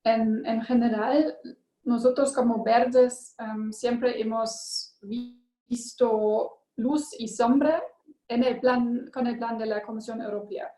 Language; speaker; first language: Spanish; non-native, learner; German